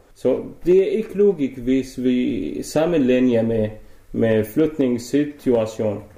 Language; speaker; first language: Danish; non-native, learner; Arabic